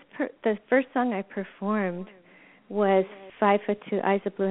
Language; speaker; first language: English; native; English